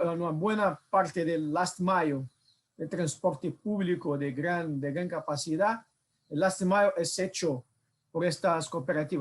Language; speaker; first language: Spanish; non-native, fluent; Portuguese